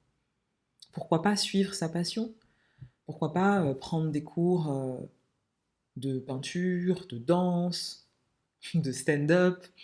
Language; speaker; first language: French; native; French